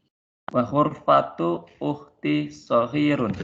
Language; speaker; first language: Arabic; non-native, learner; Indonesian